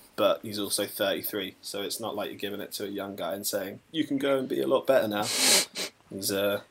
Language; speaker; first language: English; native; English